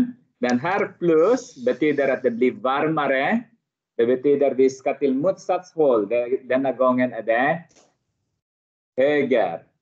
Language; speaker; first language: Swedish; non-native, fluent; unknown